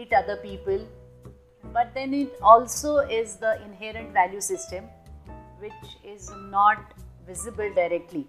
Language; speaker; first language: English; non-native, local second language; Marathi